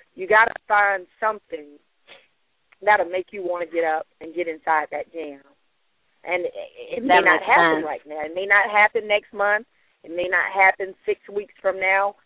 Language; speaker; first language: English; native; English